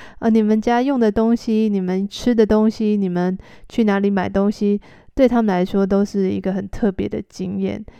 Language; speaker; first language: Chinese; native; Chinese